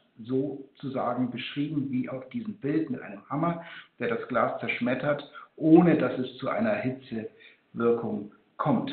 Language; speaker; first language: German; native; German